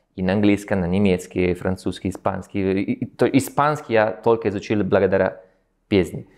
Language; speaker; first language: Russian; non-native, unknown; Italian